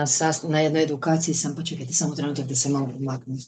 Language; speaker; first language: Croatian; native; Croatian